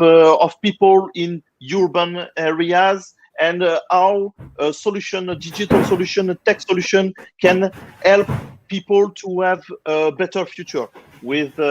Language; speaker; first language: English; non-native, fluent; French